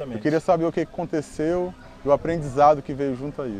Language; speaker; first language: Portuguese; native; Portuguese